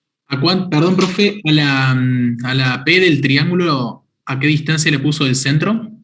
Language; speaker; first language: Spanish; native; Spanish